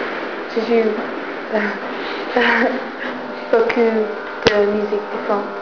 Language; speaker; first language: French; non-native, learner; English